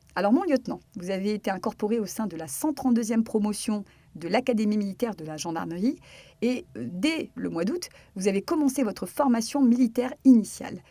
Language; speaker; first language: French; native; French